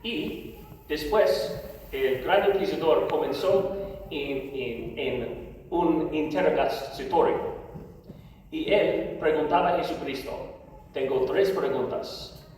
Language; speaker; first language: Spanish; non-native, learner; English